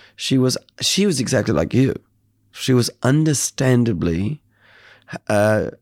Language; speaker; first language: English; native; English